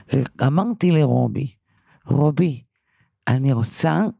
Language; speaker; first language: Hebrew; early bilingual, other home language; English